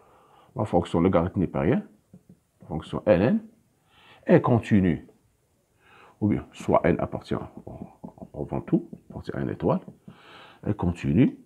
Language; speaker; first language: French; non-native, local second language; Arabic